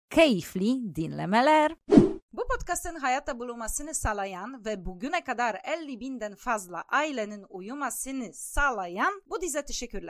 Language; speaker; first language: Turkish; non-native, fluent; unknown